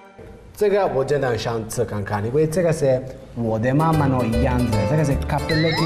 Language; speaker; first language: Chinese; non-native, learner; Italian